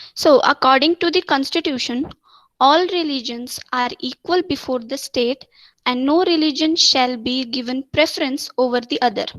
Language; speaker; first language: English; non-native, local second language; Marathi